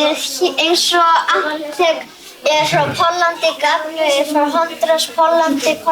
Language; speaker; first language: Icelandic; early bilingual, other home language; Polish